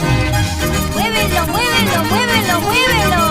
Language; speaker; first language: Spanish; native; Spanish